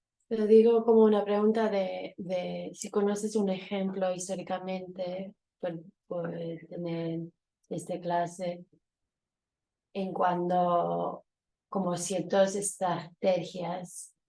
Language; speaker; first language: Spanish; early bilingual, heritage; Spanish